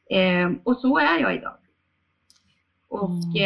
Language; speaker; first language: Swedish; early bilingual, other home language; Bosnian